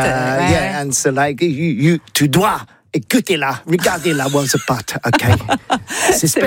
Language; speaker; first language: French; non-native, learner; English